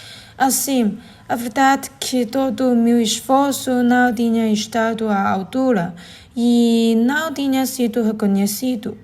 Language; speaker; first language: Portuguese; non-native, learner; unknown